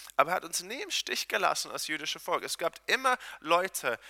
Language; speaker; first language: German; non-native, fluent; Hebrew